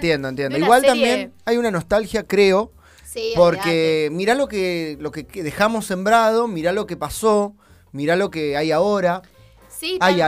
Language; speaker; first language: Spanish; native; Spanish